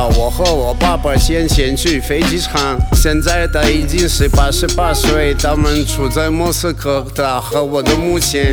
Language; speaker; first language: Chinese; non-native, learner; Russian